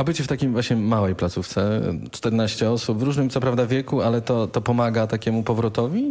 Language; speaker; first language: Polish; native; Polish